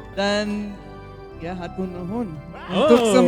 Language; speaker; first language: Indonesian; non-native, learner; English